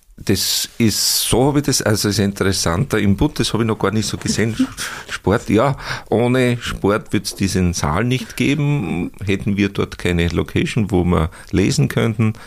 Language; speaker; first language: German; native; German